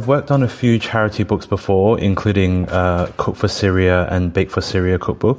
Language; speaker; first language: English; native; English